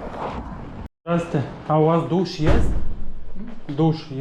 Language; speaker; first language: Russian; non-native, learner; Lithuanian